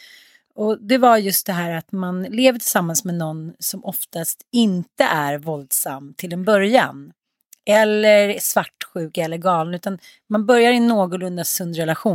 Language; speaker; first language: Swedish; native; Swedish